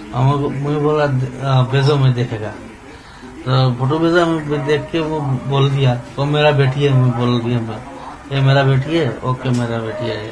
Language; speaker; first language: Hindi; non-native, local second language; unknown